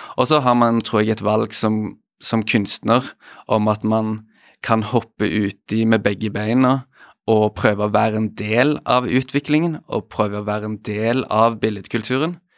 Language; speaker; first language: Norwegian; native; Norwegian